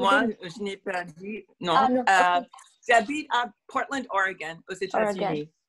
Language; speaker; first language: French; non-native, learner; English